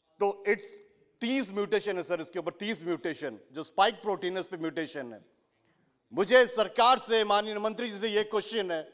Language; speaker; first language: Hindi; non-native, local second language; Odia